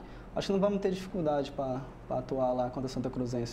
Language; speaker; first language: Portuguese; native; Portuguese